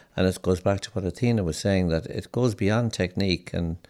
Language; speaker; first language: English; native; English